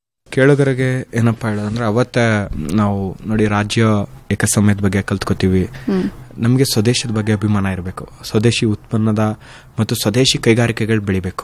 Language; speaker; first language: Kannada; native; Kannada